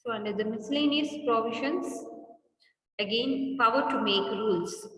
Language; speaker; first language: English; non-native, local second language; Kannada